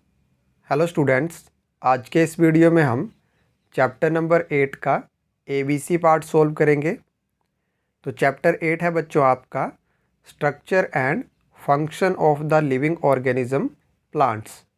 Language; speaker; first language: Hindi; native; Hindi